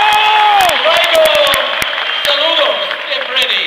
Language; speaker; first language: Spanish; non-native, learner; English